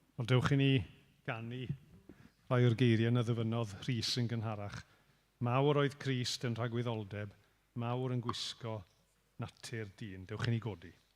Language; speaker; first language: Welsh; native; Welsh